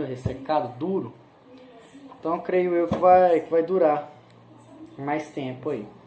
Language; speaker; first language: Portuguese; native; Portuguese